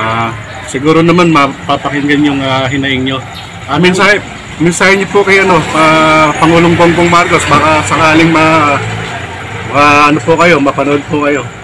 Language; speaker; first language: Filipino; native; Filipino